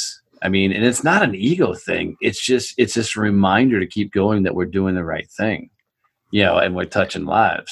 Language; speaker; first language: English; native; English